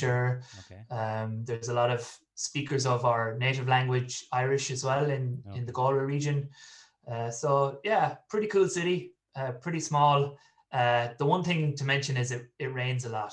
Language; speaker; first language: English; native; English